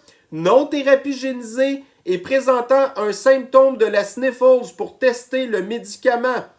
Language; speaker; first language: French; native; French